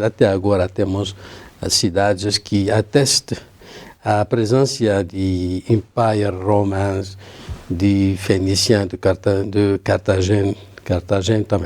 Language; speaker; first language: Portuguese; non-native, learner; Arabic